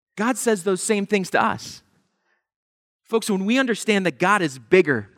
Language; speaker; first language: English; native; English